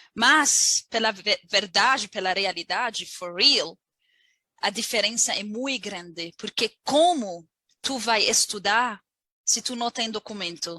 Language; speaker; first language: Portuguese; non-native, learner; Arabic